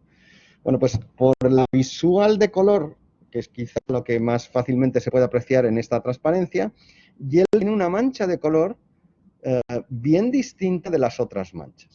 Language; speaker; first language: Spanish; native; Spanish